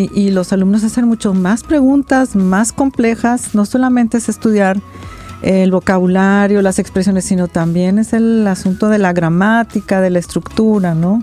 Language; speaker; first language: Spanish; native; Spanish